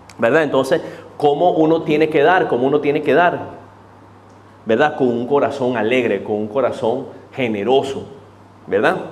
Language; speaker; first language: Spanish; native; Spanish